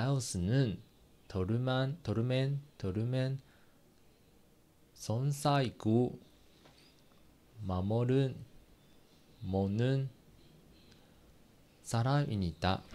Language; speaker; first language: Korean; non-native, learner; Chinese